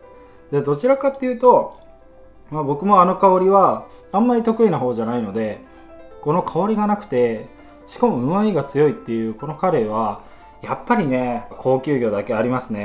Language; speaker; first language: Japanese; native; Japanese